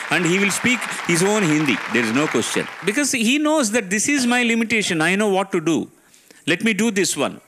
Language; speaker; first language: English; non-native, local second language; Telugu